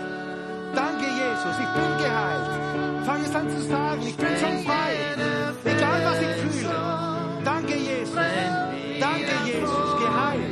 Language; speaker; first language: German; non-native, fluent; Spanish